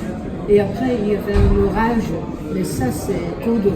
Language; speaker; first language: French; non-native, fluent; Dutch